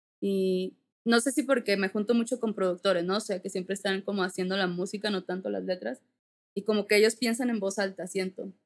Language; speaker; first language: Spanish; native; Spanish